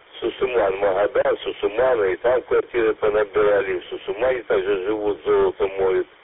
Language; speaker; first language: Russian; native; Russian